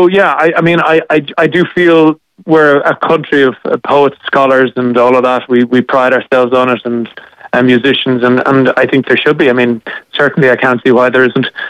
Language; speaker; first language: English; native; English